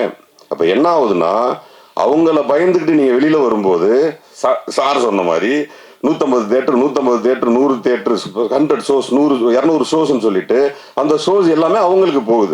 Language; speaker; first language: Tamil; native; Tamil